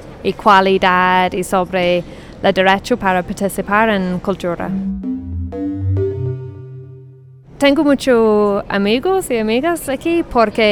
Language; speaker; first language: Spanish; non-native, fluent; English